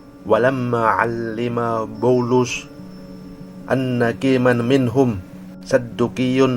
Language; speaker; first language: Arabic; non-native, learner; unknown